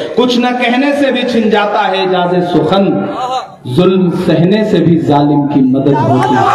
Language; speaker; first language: Hindi; native; Hindi